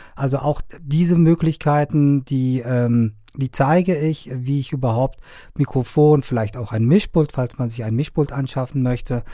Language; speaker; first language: German; non-native, fluent; Persian